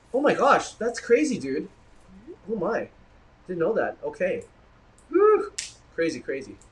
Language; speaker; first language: English; early bilingual, other home language; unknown